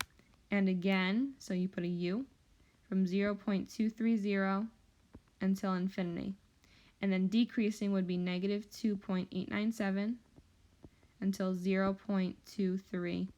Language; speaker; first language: English; native; English